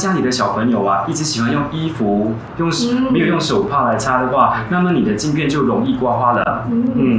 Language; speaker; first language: Chinese; native; Chinese